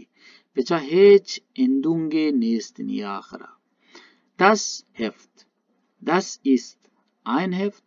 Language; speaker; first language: German; non-native, learner; Baluchi